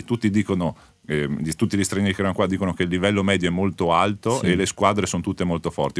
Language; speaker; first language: Italian; native; Italian